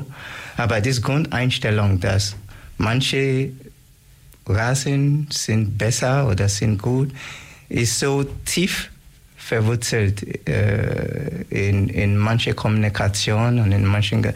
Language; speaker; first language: German; non-native, learner; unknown